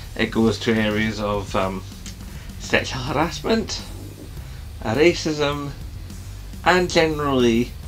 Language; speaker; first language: English; native; English